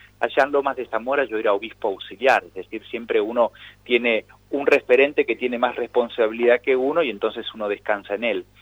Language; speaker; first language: Spanish; native; Spanish